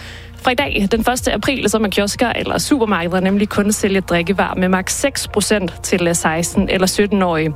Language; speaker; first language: Danish; native; Danish